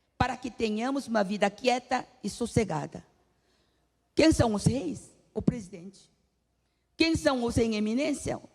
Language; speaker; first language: Portuguese; non-native, fluent; Korean